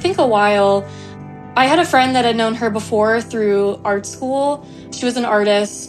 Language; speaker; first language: English; native; English